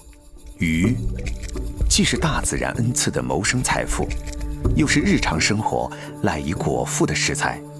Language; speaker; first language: Chinese; native; Chinese